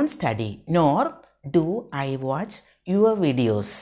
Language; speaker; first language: English; non-native, local second language; Malayalam